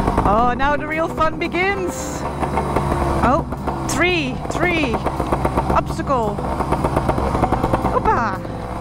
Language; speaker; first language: English; non-native, fluent; Dutch